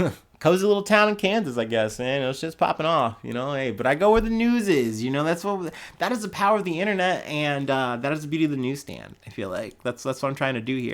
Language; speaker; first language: English; native; English